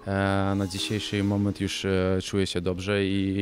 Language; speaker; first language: Polish; non-native, fluent; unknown